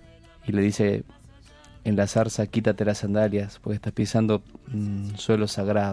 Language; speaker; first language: Spanish; native; Spanish